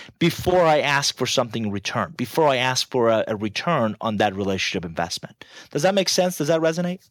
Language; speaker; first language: English; non-native, fluent; Persian